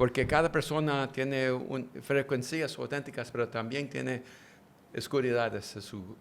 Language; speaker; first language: Spanish; early bilingual, heritage; English